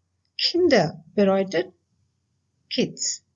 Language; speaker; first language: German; non-native, fluent; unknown